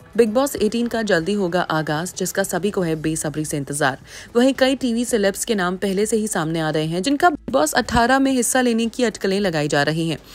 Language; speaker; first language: Hindi; native; Hindi